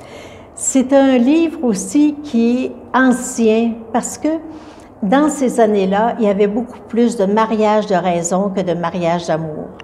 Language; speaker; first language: French; native; French